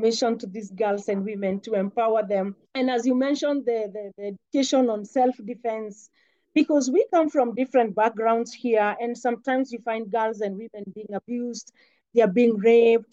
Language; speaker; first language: English; non-native, local second language; Kikuyu